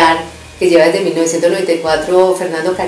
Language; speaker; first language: Spanish; native; Spanish